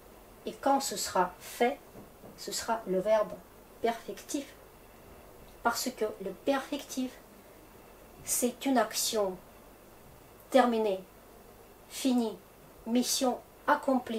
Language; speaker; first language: French; non-native, fluent; Russian